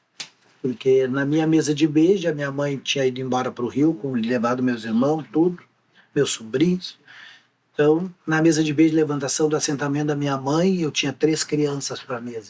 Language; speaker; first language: Portuguese; native; Portuguese